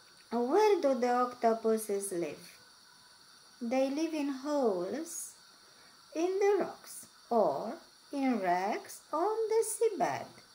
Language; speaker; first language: English; non-native, fluent; Romanian